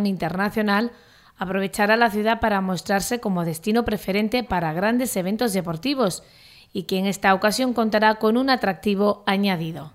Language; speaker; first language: Spanish; native; Spanish